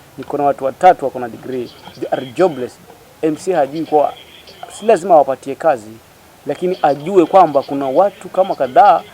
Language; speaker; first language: Swahili; non-native, local second language; Giryama